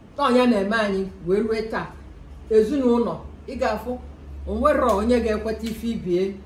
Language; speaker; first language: Igbo; native; Igbo